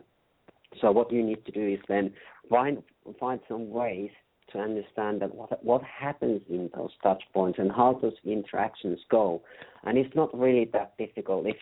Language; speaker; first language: English; non-native, fluent; Finnish